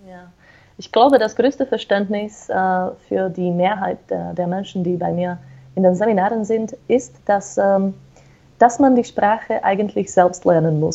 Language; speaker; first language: German; non-native, fluent; Slovak